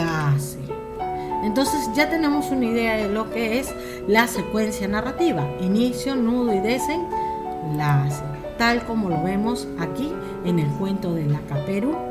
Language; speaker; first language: Spanish; native; Spanish